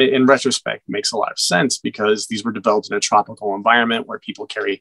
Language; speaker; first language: English; native; English